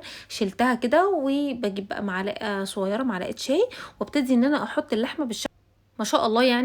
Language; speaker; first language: Arabic; native; Arabic